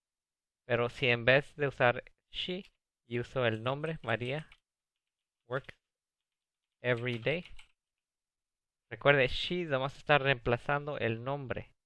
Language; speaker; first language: Spanish; early bilingual, other home language; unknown